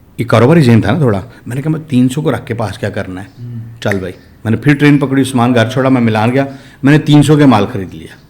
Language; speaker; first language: Urdu; non-native, local second language; Punjabi